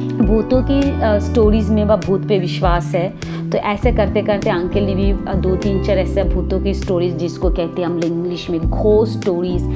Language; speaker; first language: Hindi; non-native, local second language; Marathi